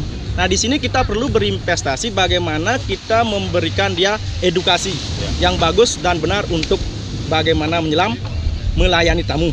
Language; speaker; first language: Indonesian; non-native, local second language; Balinese